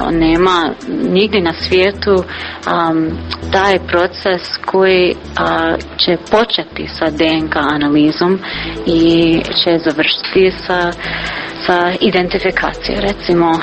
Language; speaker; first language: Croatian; non-native, learner; English